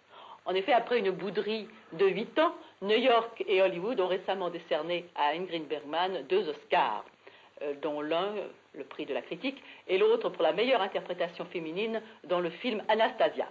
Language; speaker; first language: French; native; French